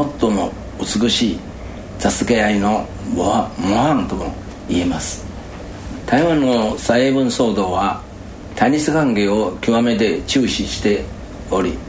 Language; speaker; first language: Japanese; non-native, fluent; Chinese